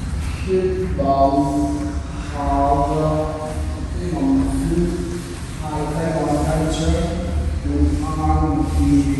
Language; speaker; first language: Vietnamese; non-native, learner; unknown